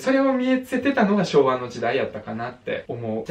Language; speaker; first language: Japanese; early bilingual, other home language; Russian